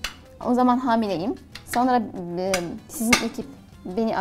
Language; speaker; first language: Turkish; non-native, learner; Arabic